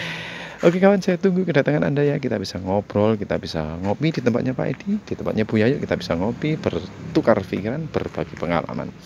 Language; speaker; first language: Indonesian; native; Indonesian